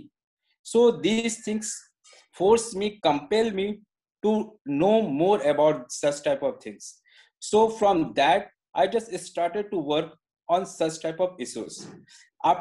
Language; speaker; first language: English; non-native, local second language; Hindi